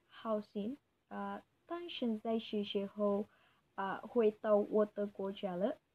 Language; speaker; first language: Chinese; non-native, learner; Indonesian